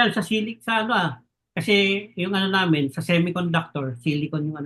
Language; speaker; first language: Filipino; native; Filipino